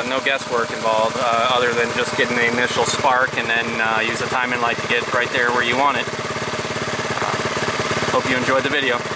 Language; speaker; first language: English; native; English